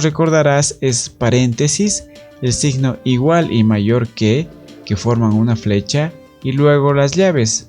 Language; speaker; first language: Spanish; native; Spanish